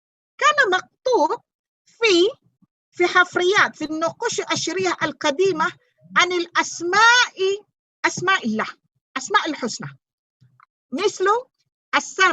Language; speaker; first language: Arabic; non-native, fluent; Malay